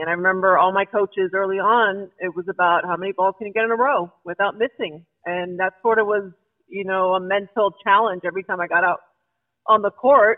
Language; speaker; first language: English; native; English